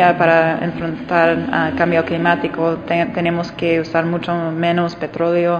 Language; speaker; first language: Spanish; non-native, fluent; English